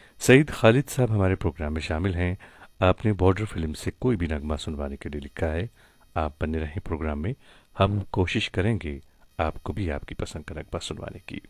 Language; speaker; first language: Hindi; non-native, local second language; Kashmiri